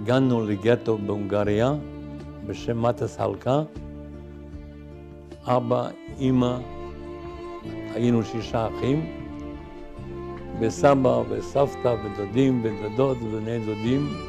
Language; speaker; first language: Hebrew; non-native, fluent; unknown